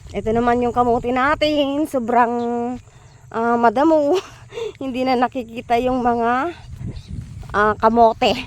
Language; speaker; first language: Filipino; non-native, local second language; Iloko